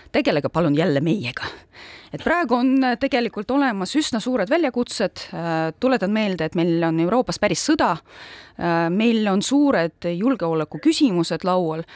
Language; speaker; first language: Estonian; non-native, local second language; Russian